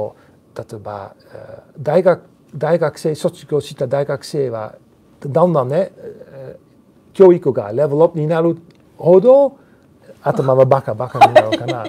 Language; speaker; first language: Japanese; non-native, learner; Dutch